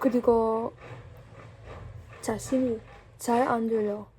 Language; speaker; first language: Korean; non-native, learner; English